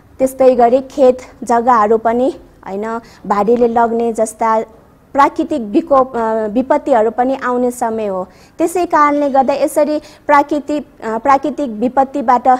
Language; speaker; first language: Nepali; non-native, local second language; Newari